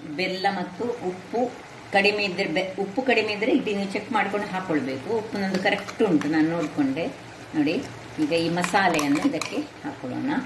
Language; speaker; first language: Kannada; non-native, local second language; Tulu